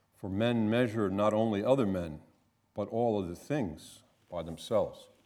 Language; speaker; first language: English; native; English